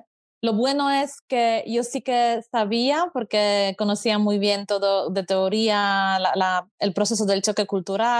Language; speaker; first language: Spanish; non-native, fluent; Polish